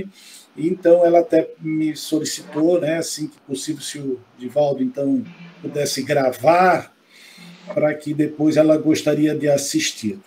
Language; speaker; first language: Portuguese; native; Portuguese